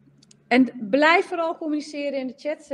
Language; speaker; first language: Dutch; native; Dutch